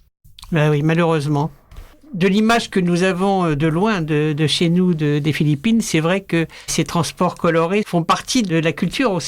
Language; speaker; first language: French; native; French